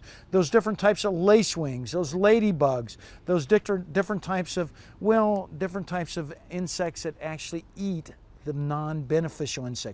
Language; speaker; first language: English; native; English